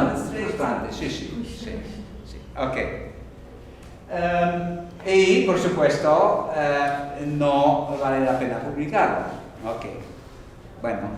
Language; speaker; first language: Spanish; non-native, fluent; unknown